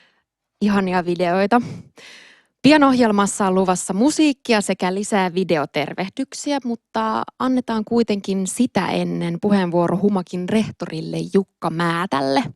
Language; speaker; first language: Finnish; native; Finnish